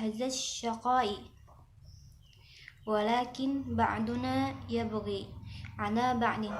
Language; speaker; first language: Arabic; non-native, learner; Indonesian